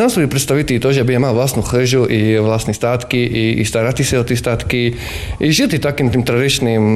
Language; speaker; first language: Slovak; non-native, local second language; Rusyn